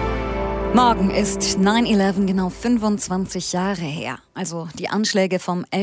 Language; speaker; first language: German; native; German